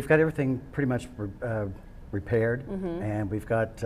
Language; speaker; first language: English; native; English